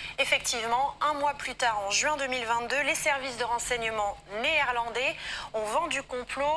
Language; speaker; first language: French; native; French